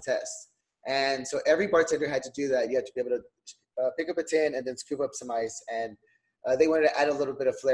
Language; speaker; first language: English; native; English